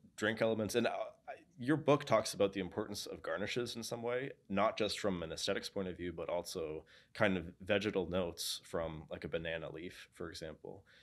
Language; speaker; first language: English; native; English